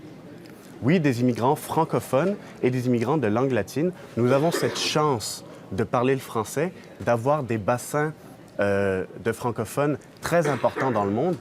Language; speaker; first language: French; native; French